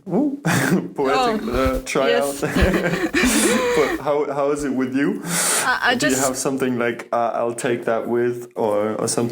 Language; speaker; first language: English; non-native, fluent; German